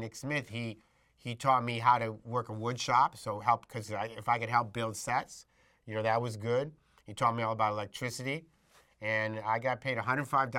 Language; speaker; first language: English; native; English